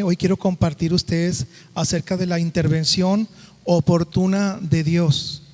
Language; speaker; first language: Spanish; native; Spanish